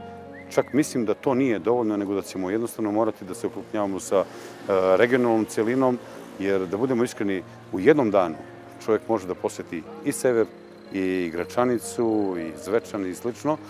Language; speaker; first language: Croatian; native; Croatian